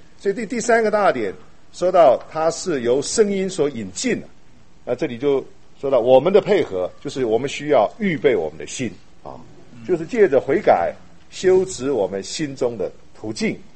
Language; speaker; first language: Chinese; native; Chinese